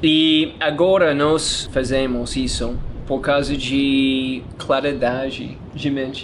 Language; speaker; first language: Portuguese; non-native, learner; English